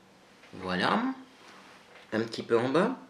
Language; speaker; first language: French; native; French